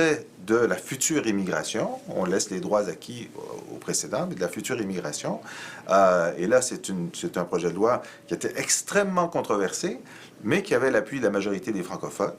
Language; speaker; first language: French; native; French